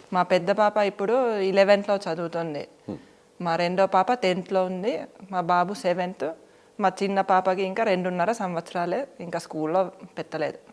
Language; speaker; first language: Telugu; non-native, fluent; Finnish